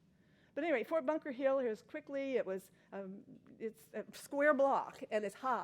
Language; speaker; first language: English; native; English